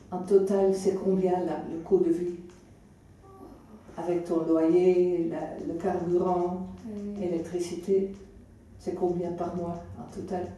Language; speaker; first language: French; non-native, fluent; Dutch